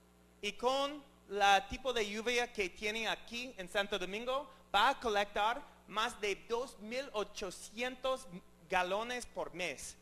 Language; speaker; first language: Spanish; non-native, learner; English